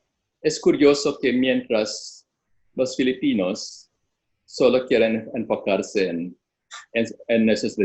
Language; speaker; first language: Spanish; non-native, fluent; Filipino